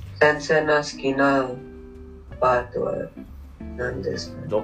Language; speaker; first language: Japanese; non-native, learner; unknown